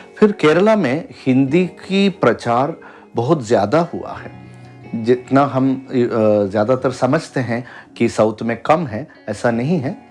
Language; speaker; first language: Hindi; non-native, local second language; Malayalam